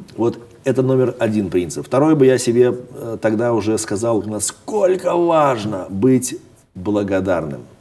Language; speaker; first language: Russian; native; Russian